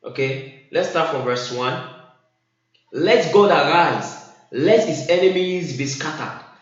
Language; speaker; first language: English; non-native, local second language; Yoruba